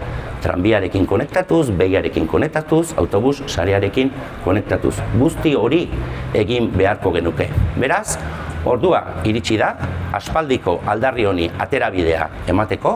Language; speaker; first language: Basque; native; Basque